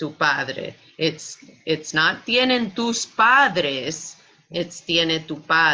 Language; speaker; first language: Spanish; non-native, fluent; English